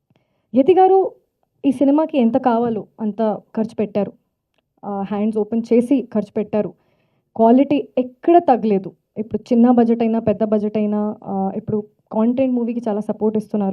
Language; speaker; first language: Telugu; non-native, fluent; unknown